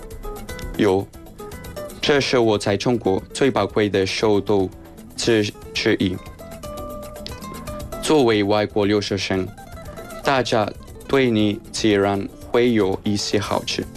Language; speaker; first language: Chinese; non-native, fluent; Spanish